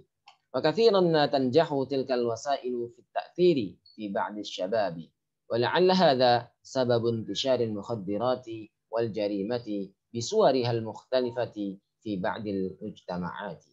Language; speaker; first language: Arabic; non-native, fluent; Indonesian